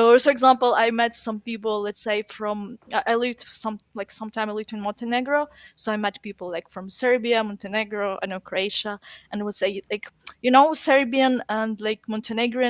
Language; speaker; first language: English; non-native, fluent; Ukrainian